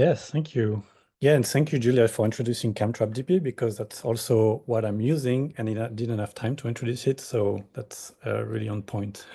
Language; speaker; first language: English; non-native, fluent; French